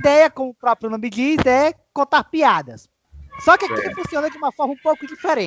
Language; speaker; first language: Portuguese; native; Portuguese